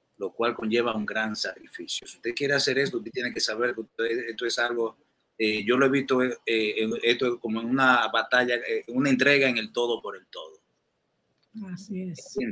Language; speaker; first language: Spanish; native; Spanish